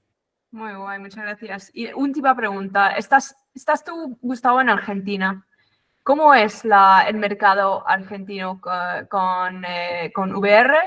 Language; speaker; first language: Spanish; non-native, fluent; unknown